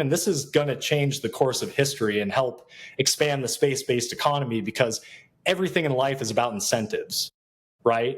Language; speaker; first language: English; native; English